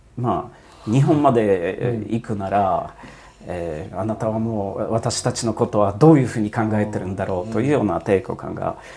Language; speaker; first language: Japanese; non-native, fluent; Polish